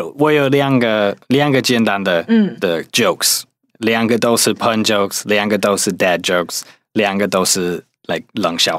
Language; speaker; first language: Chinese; non-native, fluent; English